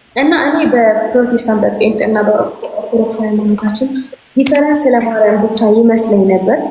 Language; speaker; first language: Amharic; non-native, local second language; Tigrinya